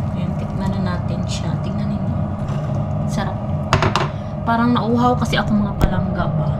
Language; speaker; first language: Filipino; non-native, local second language; Hiligaynon